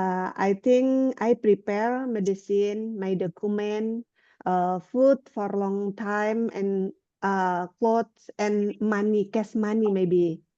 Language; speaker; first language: English; non-native, learner; Indonesian